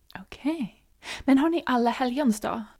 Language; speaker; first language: Swedish; non-native, fluent; English